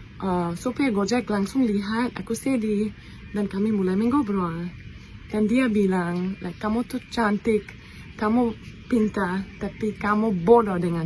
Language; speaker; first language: Indonesian; non-native, fluent; German